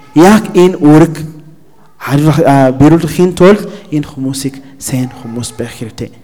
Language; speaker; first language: Mongolian; non-native, learner; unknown